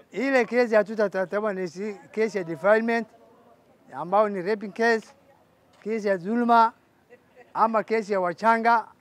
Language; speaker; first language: Swahili; non-native, local second language; Somali